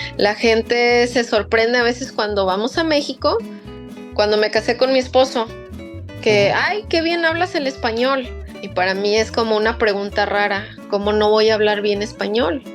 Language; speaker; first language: Spanish; early bilingual, heritage; Spanish